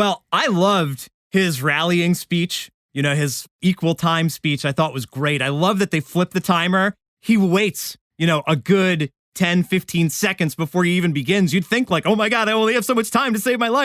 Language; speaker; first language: English; native; English